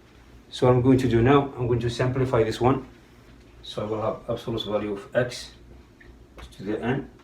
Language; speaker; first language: English; non-native, fluent; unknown